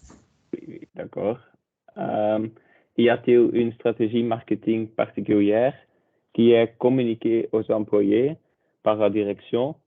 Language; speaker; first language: French; non-native, local second language; Dutch